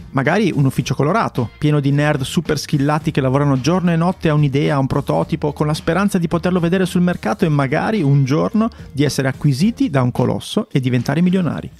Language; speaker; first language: Italian; native; Italian